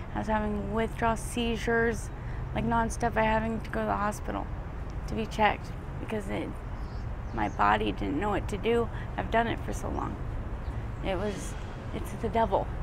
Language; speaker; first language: English; native; English